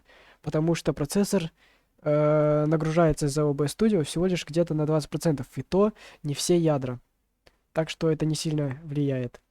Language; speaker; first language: Russian; native; Russian